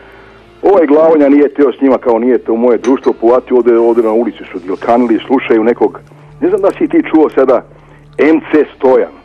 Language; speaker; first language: Serbian; native; Serbian